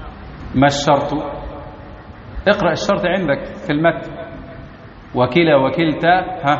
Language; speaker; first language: Arabic; native; Arabic